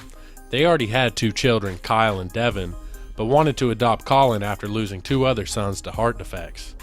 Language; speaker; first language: English; native; English